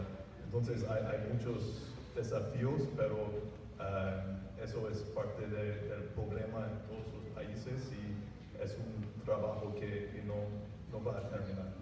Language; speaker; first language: Spanish; non-native, fluent; English